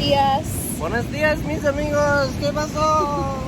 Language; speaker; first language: Spanish; non-native, learner; English